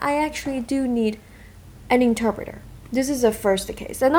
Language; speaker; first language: English; non-native, fluent; Chinese